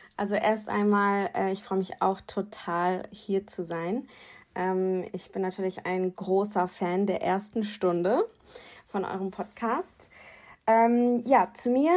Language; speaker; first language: German; native; German